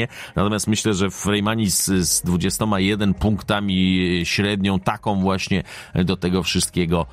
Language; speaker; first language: Polish; native; Polish